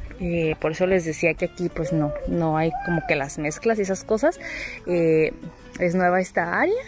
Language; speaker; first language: Spanish; native; Spanish